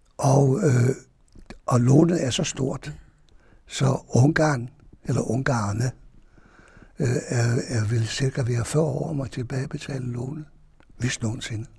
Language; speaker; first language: Danish; non-native, fluent; Hungarian